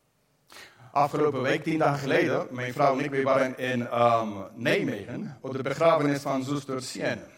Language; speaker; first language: Dutch; non-native, fluent; English